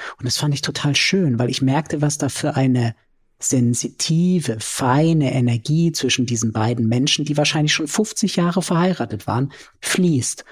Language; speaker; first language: German; native; German